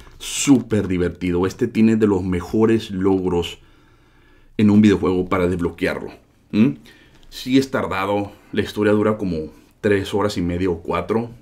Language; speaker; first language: Spanish; native; Spanish